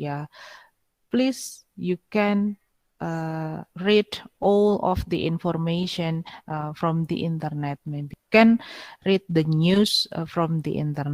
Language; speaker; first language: English; non-native, fluent; Indonesian